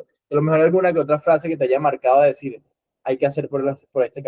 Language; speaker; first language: Spanish; native; Spanish